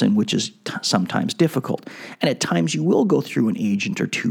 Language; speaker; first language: English; native; English